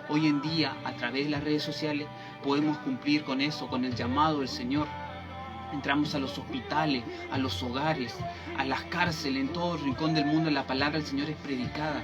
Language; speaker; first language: Spanish; native; Spanish